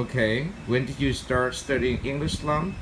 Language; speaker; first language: English; non-native, fluent; Vietnamese